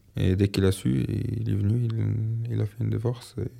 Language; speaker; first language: French; non-native, fluent; Arabic